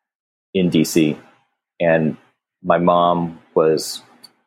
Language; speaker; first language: English; native; English